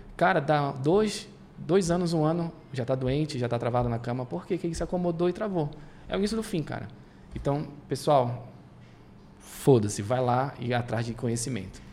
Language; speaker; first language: Portuguese; native; Portuguese